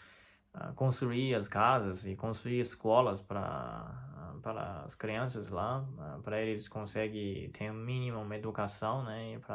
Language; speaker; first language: Portuguese; non-native, fluent; Chinese